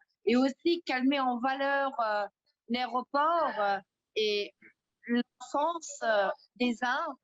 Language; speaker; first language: French; non-native, local second language; Luxembourgish